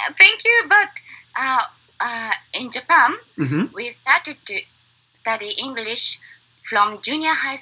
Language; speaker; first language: English; non-native, learner; Japanese